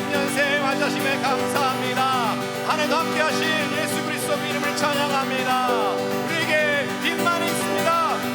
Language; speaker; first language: Korean; native; Korean